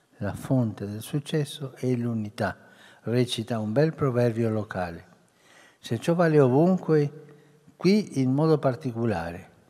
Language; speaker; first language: Italian; early bilingual, heritage; Spanish